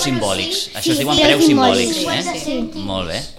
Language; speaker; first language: Catalan; native; Catalan